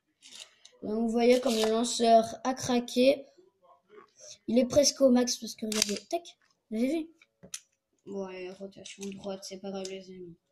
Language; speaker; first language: French; native; French